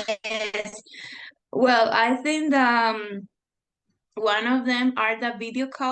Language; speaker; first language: English; non-native, fluent; Spanish